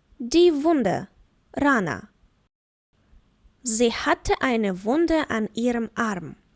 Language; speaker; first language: German; non-native, fluent; Ukrainian